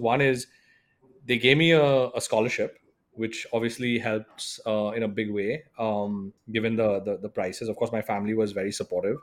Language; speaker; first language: English; non-native, local second language; Hindi